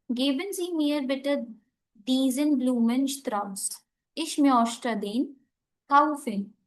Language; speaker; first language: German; non-native, learner; Hindi